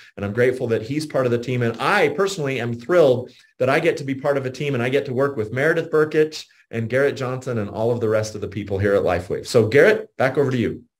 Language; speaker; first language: English; native; English